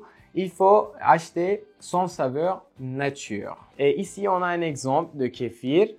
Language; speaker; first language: French; non-native, fluent; Turkish